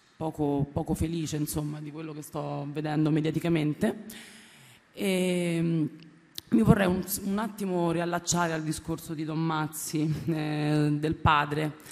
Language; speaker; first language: Italian; early bilingual, other home language; Amharic